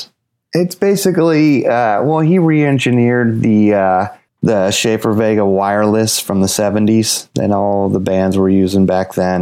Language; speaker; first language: English; native; English